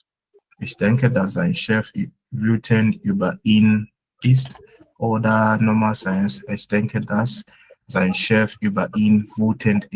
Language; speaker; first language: German; non-native, fluent; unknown